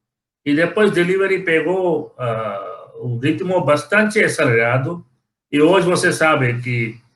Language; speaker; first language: Portuguese; non-native, fluent; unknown